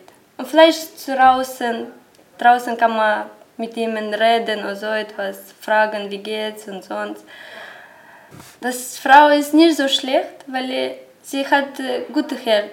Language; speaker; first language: German; non-native, learner; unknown